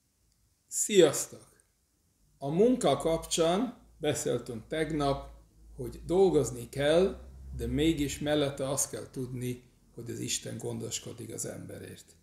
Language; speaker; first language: Hungarian; early bilingual, heritage; English